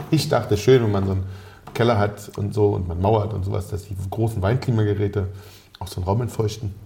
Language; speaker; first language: German; native; German